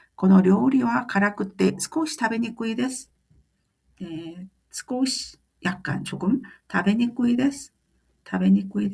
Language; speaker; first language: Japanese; non-native, fluent; Korean